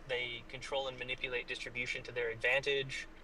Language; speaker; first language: English; native; English